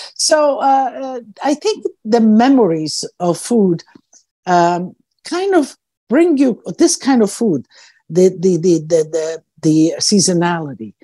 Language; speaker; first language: English; early bilingual, other home language; Croatian